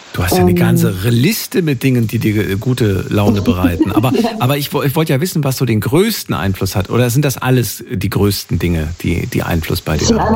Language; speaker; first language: German; native; German